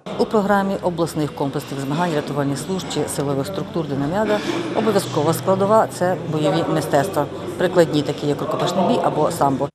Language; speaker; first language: Ukrainian; native; Ukrainian